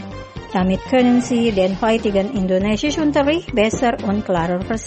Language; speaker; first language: German; non-native, fluent; Indonesian